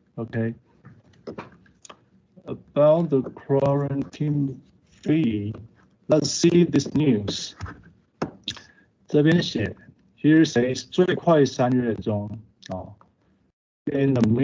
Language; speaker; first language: English; non-native, learner; Chinese